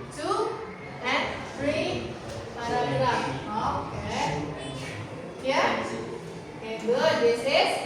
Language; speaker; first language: English; non-native, learner; Indonesian